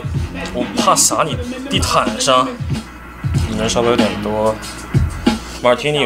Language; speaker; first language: Chinese; native; Chinese